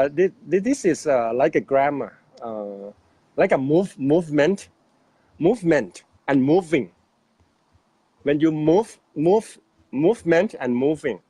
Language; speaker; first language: English; non-native, fluent; Thai